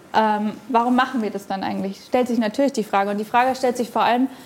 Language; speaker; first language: German; native; German